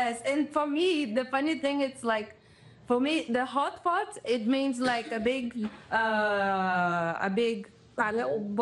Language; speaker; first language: English; non-native, fluent; Portuguese